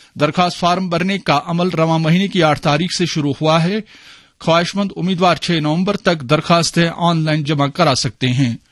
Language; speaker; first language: Urdu; non-native, local second language; Kashmiri